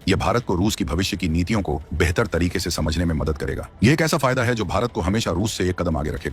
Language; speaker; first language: Hindi; native; Hindi